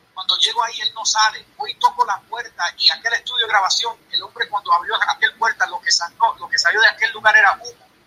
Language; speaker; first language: Spanish; early bilingual, heritage; Spanish